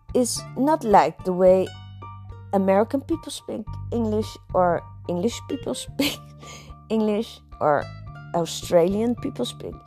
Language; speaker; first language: English; non-native, learner; Dutch